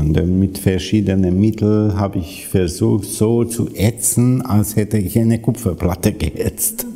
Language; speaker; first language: German; non-native, fluent; Hungarian